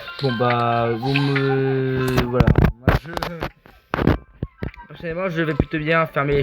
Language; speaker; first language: French; native; French